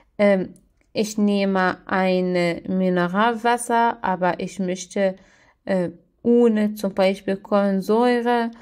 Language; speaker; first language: German; non-native, learner; Arabic